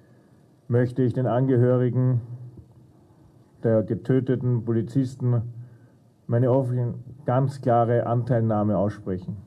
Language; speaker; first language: German; native; German